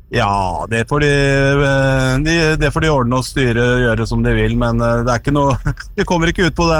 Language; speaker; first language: Norwegian; native; Norwegian